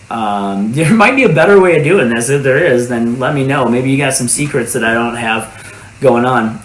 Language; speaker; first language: English; native; English